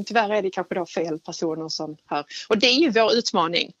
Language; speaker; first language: Swedish; native; Swedish